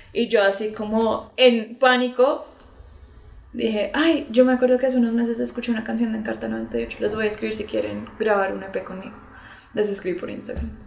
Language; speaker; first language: Spanish; early bilingual, other home language; English